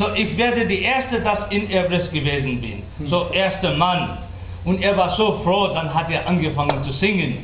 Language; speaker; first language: German; non-native, learner; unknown